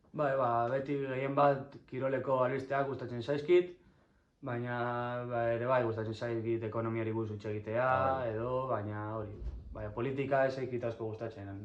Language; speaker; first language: Basque; non-native, local second language; Spanish